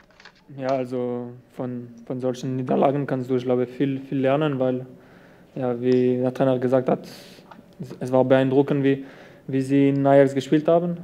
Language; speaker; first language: German; non-native, local second language; French